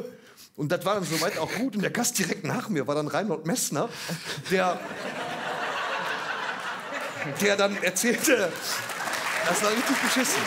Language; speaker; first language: German; native; German